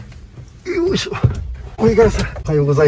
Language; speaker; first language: Japanese; native; Japanese